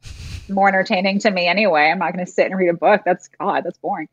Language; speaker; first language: English; native; English